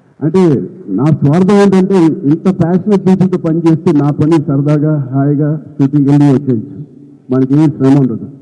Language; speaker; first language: Telugu; native; Telugu